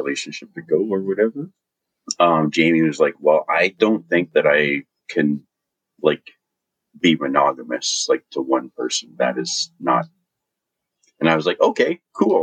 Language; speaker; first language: English; native; English